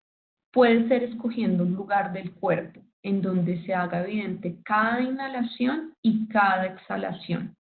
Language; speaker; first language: Spanish; native; Spanish